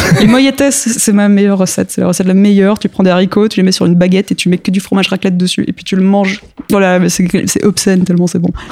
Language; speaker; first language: French; early bilingual, other home language; Spanish